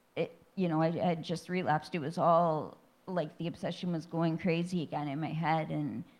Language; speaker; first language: English; native; English